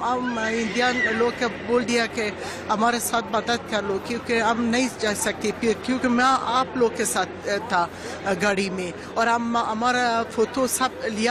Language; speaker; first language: Hindi; non-native, learner; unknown